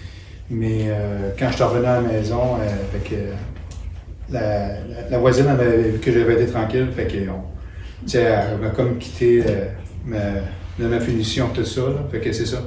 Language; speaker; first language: French; native; French